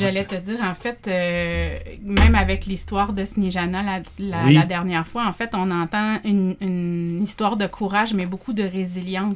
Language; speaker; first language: French; native; French